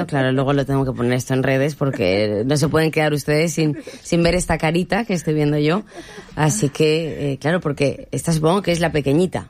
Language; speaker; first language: Spanish; native; Spanish